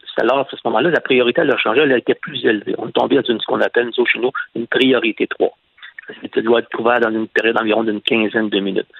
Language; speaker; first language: French; native; French